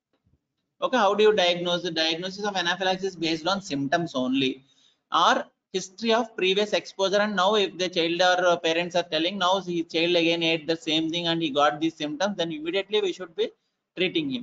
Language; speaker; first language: English; non-native, local second language; Telugu